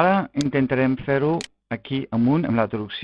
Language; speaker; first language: Catalan; non-native, local second language; Spanish